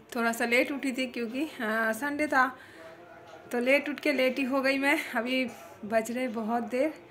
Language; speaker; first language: Hindi; non-native, local second language; Bangla